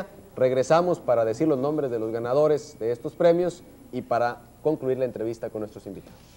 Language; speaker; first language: Spanish; native; Spanish